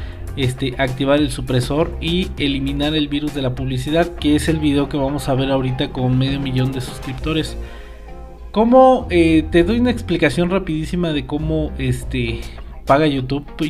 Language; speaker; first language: Spanish; native; Spanish